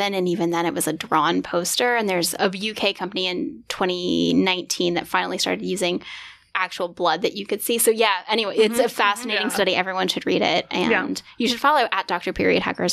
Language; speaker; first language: English; native; English